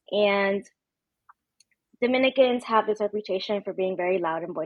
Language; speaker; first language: English; native; English